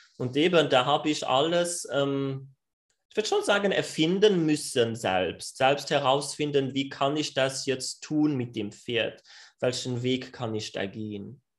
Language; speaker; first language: German; non-native, fluent; French